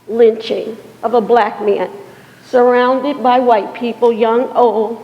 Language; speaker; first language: English; native; English